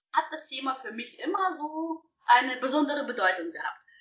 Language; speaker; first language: German; non-native, fluent; Russian